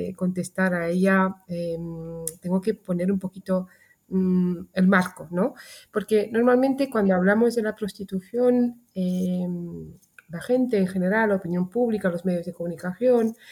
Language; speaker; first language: Spanish; non-native, fluent; Romanian